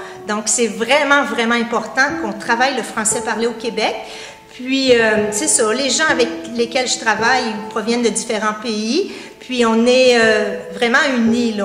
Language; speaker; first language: French; native; French